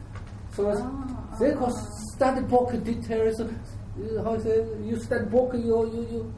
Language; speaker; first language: English; non-native, learner; Chinese